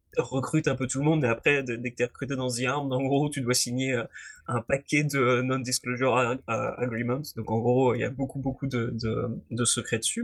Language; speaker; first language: French; native; French